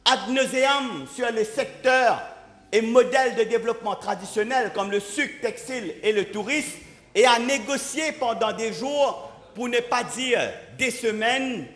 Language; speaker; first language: French; non-native, local second language; Morisyen